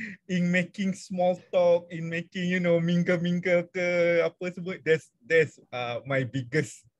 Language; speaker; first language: English; non-native, local second language; Malay